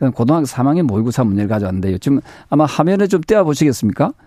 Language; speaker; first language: Korean; native; Korean